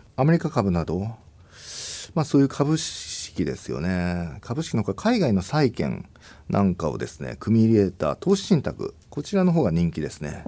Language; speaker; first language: Japanese; native; Japanese